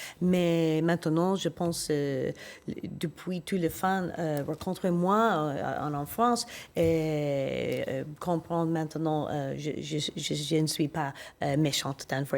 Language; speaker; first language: French; non-native, learner; English